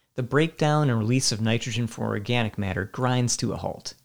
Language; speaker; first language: English; native; English